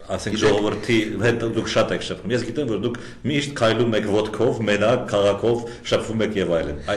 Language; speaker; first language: Armenian; native; Armenian